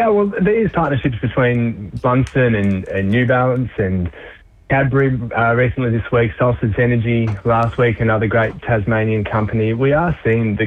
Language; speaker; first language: English; native; English